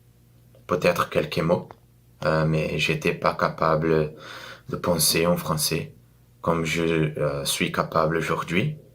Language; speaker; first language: French; non-native, fluent; Portuguese